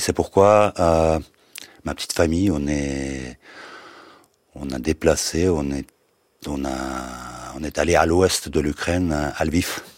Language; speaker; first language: French; non-native, fluent; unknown